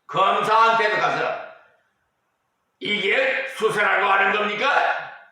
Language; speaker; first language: Korean; native; Korean